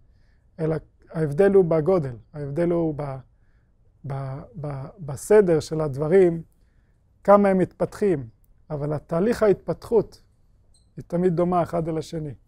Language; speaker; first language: Hebrew; non-native, fluent; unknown